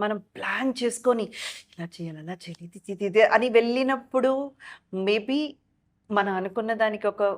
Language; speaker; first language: Telugu; native; Telugu